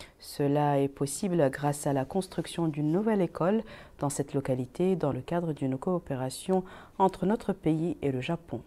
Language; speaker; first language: French; non-native, local second language; Arabic